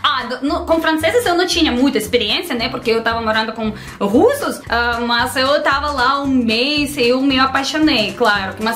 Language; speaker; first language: Portuguese; non-native, learner; Russian